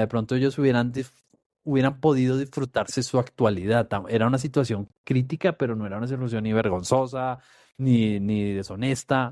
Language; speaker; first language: Spanish; native; Spanish